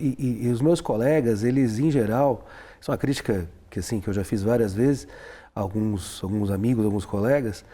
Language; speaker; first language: Portuguese; native; Portuguese